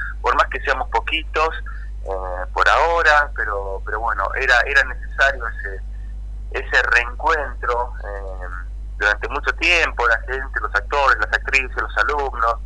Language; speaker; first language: Spanish; native; Spanish